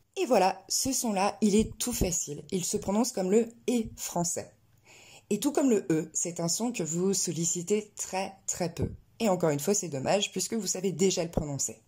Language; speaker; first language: French; native; French